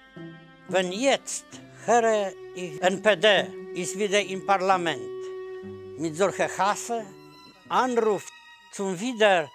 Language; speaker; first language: German; non-native, learner; Polish